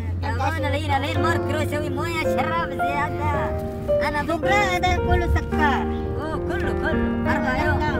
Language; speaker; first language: Arabic; non-native, learner; Filipino